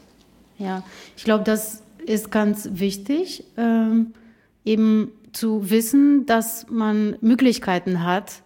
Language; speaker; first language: German; non-native, learner; Ukrainian